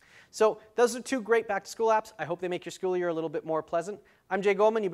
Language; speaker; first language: English; native; English